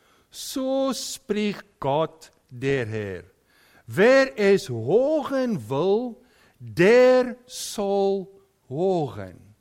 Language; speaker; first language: German; non-native, fluent; Dutch